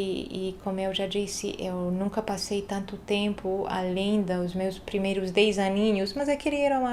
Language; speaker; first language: Portuguese; non-native, fluent; Hungarian